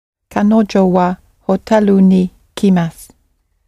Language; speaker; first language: Japanese; non-native, learner; English